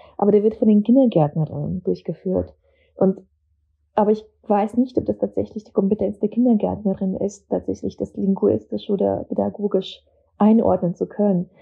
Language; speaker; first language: German; early bilingual, other home language; Russian